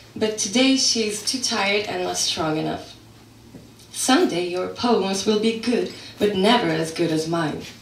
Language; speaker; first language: English; non-native, fluent; Slovenian